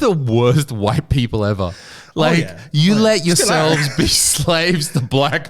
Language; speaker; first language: English; native; English